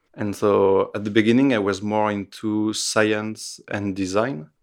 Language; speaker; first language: English; non-native, fluent; French